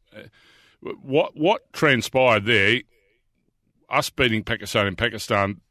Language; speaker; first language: English; native; English